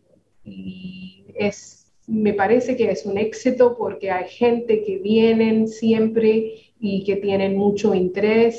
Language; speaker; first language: Spanish; non-native, fluent; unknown